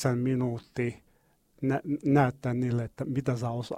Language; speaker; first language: Finnish; non-native, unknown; Arabic